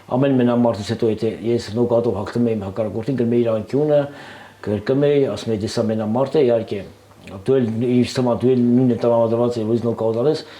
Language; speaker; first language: Armenian; native; Armenian